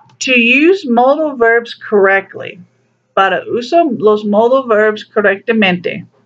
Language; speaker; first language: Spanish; non-native, learner; English